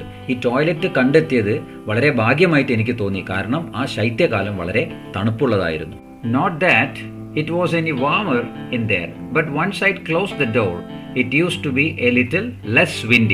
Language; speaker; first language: Malayalam; native; Malayalam